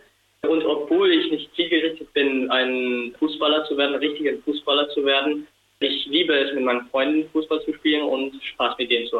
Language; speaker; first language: German; non-native, fluent; Spanish